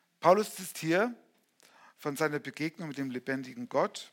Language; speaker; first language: German; native; German